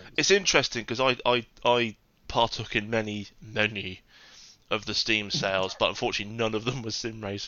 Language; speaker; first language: English; native; English